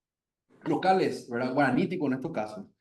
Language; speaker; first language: Spanish; native; Spanish